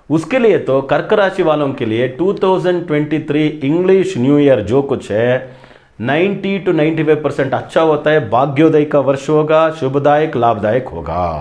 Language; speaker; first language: Hindi; non-native, local second language; Kannada